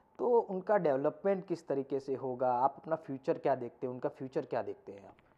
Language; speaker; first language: Hindi; non-native, local second language; Gujarati